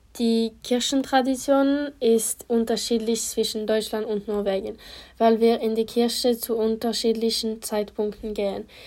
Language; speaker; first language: German; non-native, learner; Polish